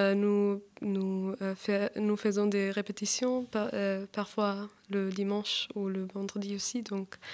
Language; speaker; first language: French; non-native, learner; German